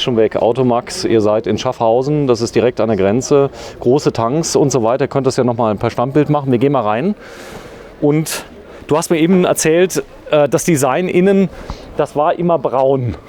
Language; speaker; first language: German; native; German